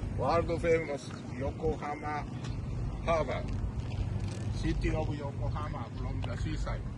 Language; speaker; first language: English; non-native, learner; Japanese